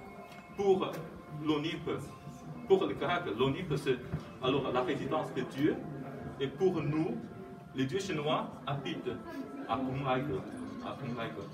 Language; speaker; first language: French; non-native, fluent; Chinese